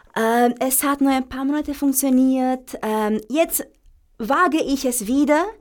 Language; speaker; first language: German; non-native, fluent; Romanian